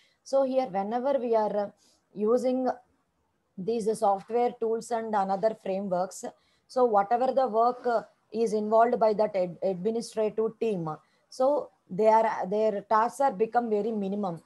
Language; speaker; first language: English; non-native, local second language; Telugu